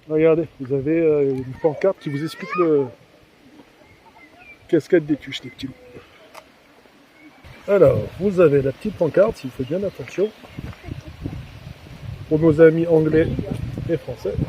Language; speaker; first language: French; native; French